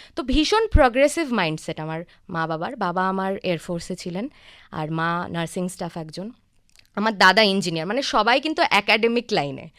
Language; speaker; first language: Bangla; native; Bangla